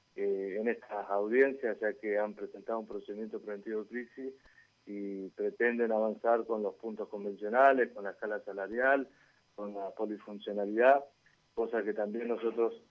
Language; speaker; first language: Spanish; native; Spanish